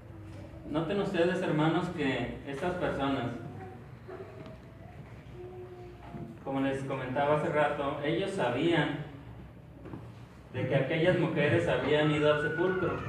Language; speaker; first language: Spanish; native; Spanish